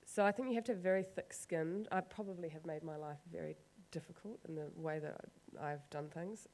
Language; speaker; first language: English; native; English